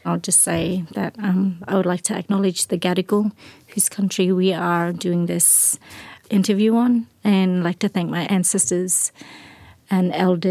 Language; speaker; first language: English; native; English